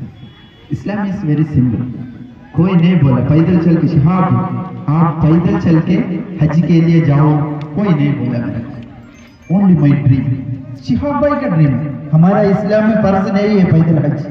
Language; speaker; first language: Hindi; non-native, local second language; Malayalam